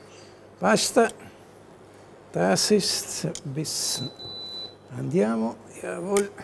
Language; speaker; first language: German; non-native, learner; Italian